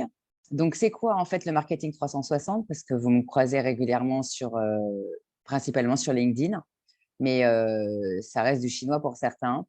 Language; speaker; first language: French; native; French